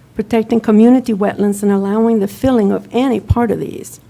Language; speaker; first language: English; non-native, fluent; Spanish